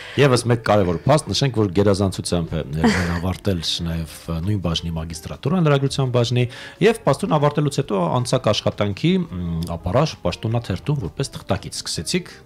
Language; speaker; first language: Armenian; native; Armenian